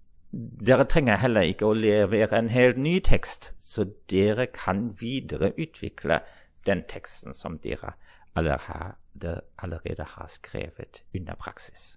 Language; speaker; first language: Norwegian; non-native, fluent; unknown